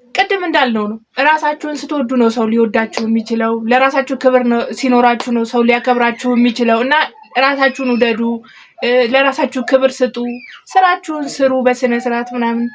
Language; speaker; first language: Amharic; native; Amharic